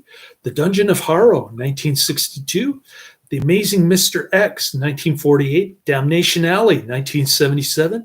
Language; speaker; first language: English; native; English